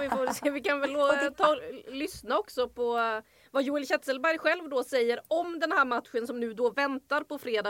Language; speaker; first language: Swedish; native; Swedish